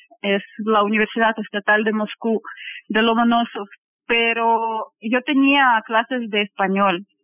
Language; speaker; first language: Spanish; non-native, fluent; Russian